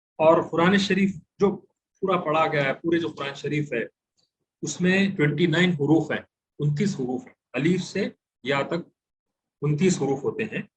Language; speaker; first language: Urdu; native; Urdu